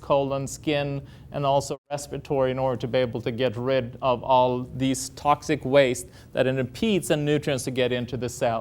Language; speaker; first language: English; non-native, fluent; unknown